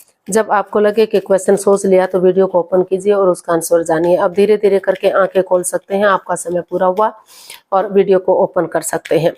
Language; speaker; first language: Hindi; native; Hindi